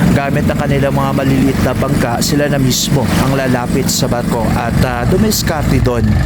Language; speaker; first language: Filipino; non-native, local second language; Cebuano